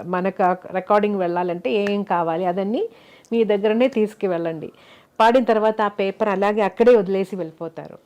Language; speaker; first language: Telugu; non-native, fluent; Malayalam